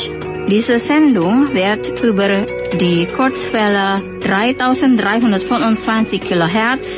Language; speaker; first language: German; non-native, fluent; Indonesian